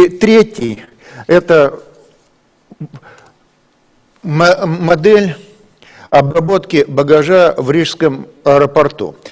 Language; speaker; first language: Russian; native; Russian